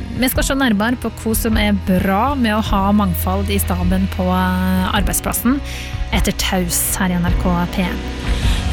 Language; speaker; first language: Norwegian; native; Norwegian